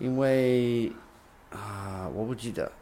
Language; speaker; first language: Chinese; non-native, learner; English